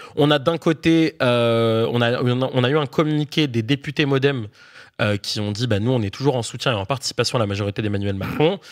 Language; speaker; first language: French; native; French